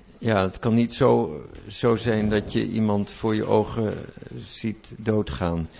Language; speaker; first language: Dutch; native; Dutch